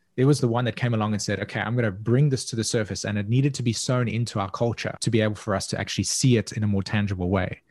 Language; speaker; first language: English; native; English